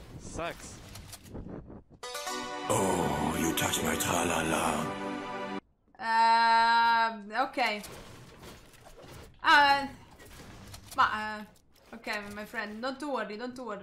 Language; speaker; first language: English; non-native, learner; Italian